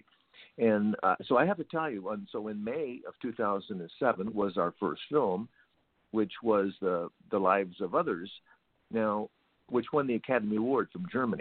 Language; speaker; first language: English; native; English